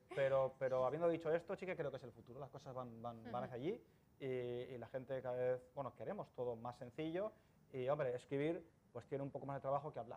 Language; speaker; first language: Spanish; native; Spanish